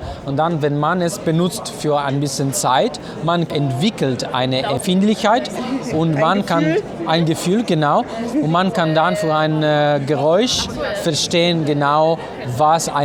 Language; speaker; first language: German; non-native, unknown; Italian